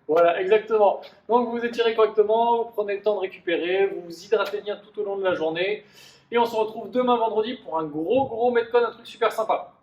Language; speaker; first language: French; native; French